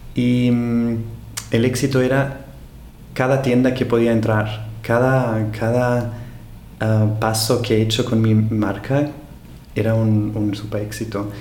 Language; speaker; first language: Spanish; non-native, fluent; German